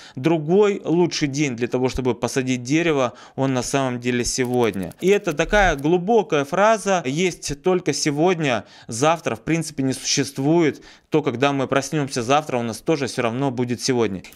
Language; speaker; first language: Russian; native; Russian